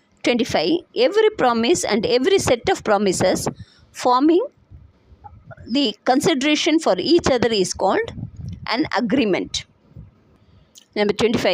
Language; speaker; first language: English; non-native, local second language; Tamil